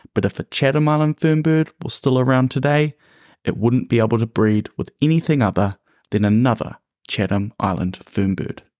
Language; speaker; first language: English; native; English